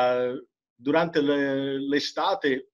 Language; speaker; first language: Italian; early bilingual, heritage; English